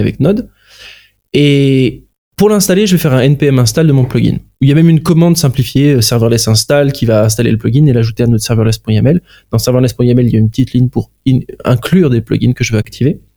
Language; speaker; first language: French; native; French